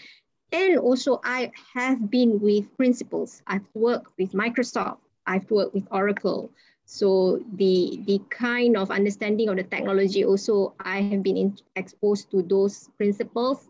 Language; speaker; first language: English; non-native, local second language; Malay